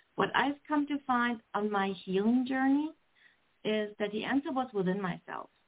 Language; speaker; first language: English; non-native, fluent; German